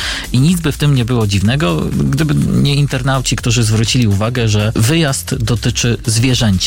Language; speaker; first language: Polish; native; Polish